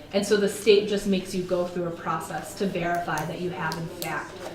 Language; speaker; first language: English; native; English